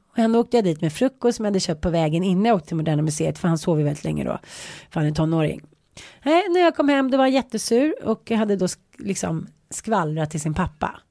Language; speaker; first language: Swedish; native; Swedish